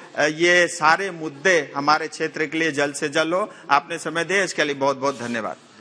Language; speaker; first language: Hindi; non-native, local second language; Nepali